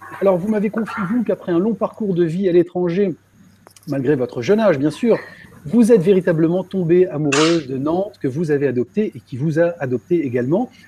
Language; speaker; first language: French; native; French